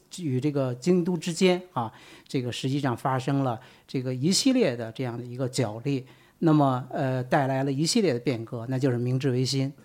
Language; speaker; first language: Chinese; native; Chinese